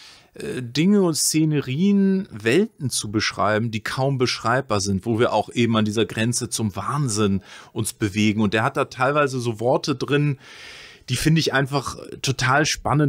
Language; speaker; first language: German; native; German